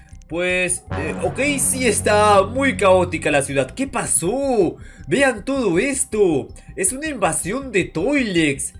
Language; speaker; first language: Spanish; native; Spanish